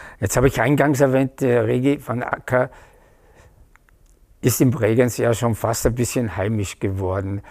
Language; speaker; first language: German; native; German